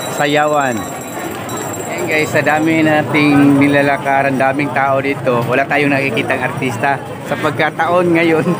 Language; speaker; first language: Filipino; non-native, local second language; Cebuano